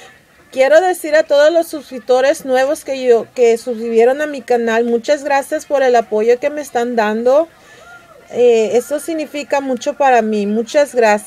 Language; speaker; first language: Spanish; early bilingual, heritage; Spanish